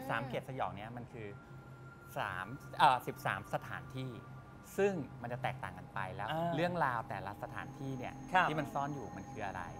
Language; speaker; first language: Thai; native; Thai